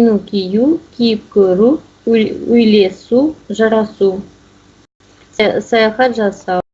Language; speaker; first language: Kazakh; non-native, learner; Russian